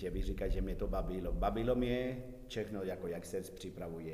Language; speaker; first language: Czech; non-native, learner; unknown